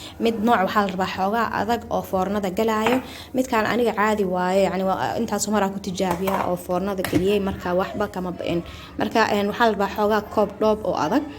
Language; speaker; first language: Somali; early bilingual, heritage; Somali